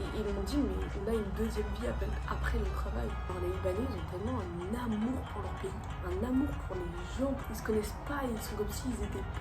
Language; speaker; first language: French; native; French